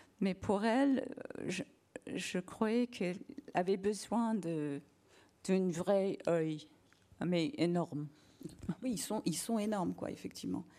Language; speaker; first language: French; non-native, learner; English